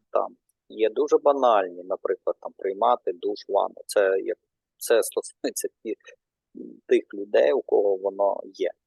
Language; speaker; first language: Ukrainian; non-native, local second language; Russian